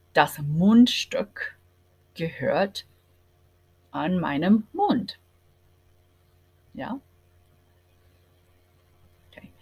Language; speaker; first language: German; non-native, fluent; English